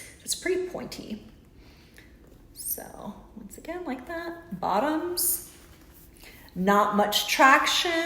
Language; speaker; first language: English; native; English